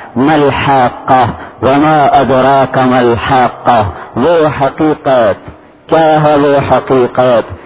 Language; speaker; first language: Urdu; non-native, local second language; Saraiki